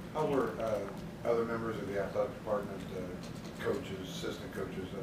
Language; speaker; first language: English; native; English